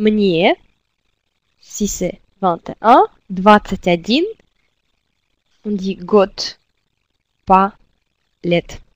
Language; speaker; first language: French; non-native, fluent; Russian